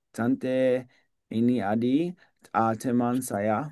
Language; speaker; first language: Indonesian; non-native, learner; English